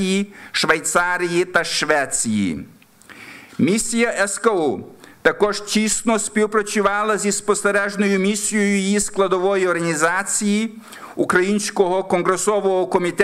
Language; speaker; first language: Ukrainian; early bilingual, heritage; Ukrainian